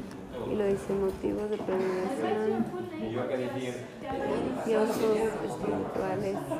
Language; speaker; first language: Spanish; early bilingual, heritage; Spanish